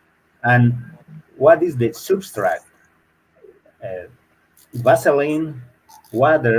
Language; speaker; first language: English; non-native, learner; Spanish